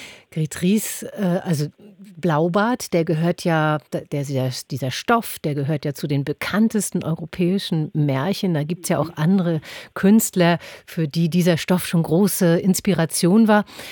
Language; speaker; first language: German; native; German